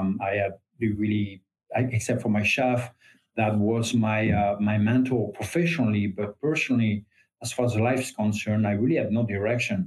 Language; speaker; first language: English; non-native, fluent; French